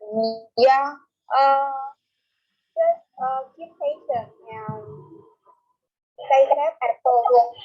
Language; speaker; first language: English; non-native, learner; Vietnamese